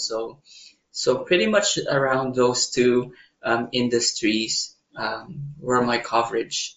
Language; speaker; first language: English; non-native, local second language; Filipino